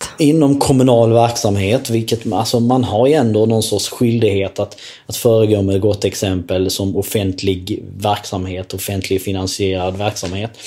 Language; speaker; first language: Swedish; early bilingual, other home language; Albanian